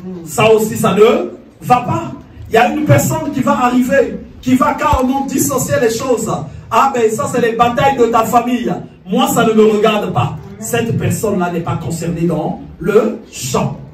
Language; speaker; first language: French; non-native, local second language; Lingala